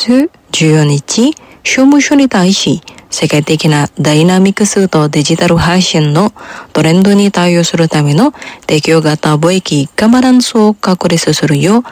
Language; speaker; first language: Japanese; non-native, fluent; Indonesian